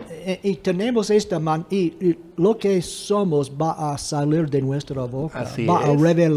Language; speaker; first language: Spanish; non-native, fluent; English